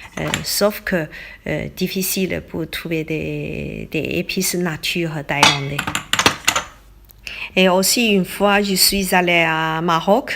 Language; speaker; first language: French; non-native, learner; Thai